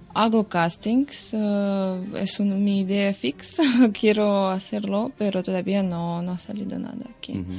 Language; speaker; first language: Spanish; non-native, fluent; Russian